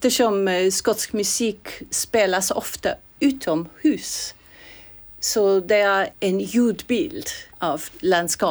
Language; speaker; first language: Swedish; non-native, fluent; English